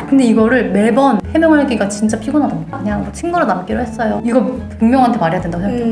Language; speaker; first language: Korean; native; Korean